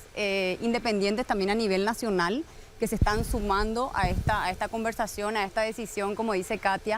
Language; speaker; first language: Spanish; native; Spanish